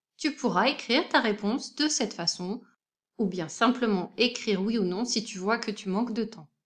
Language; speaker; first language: French; native; French